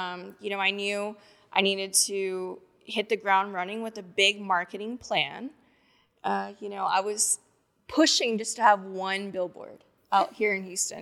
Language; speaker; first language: English; native; English